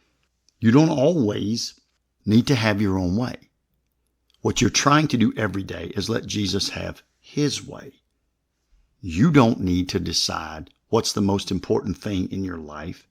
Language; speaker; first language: English; native; English